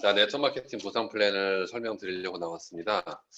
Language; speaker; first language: Korean; native; Korean